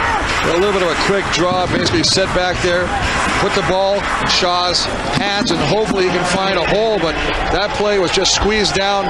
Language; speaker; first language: English; native; English